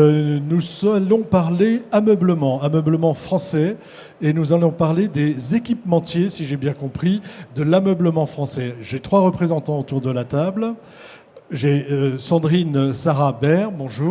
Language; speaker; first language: French; native; French